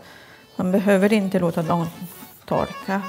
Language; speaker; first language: Swedish; non-native, fluent; Italian